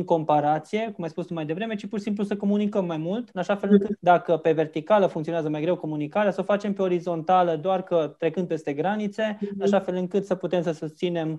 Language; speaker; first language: Romanian; native; Romanian